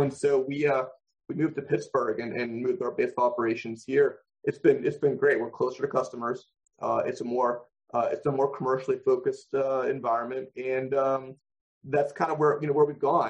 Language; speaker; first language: English; native; English